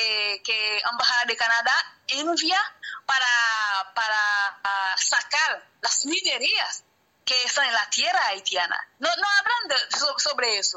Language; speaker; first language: Spanish; non-native, learner; Haitian Creole